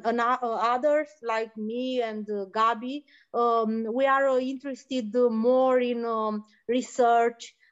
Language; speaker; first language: English; non-native, fluent; Romanian